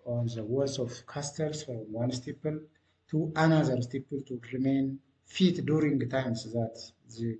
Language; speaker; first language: English; non-native, local second language; Amharic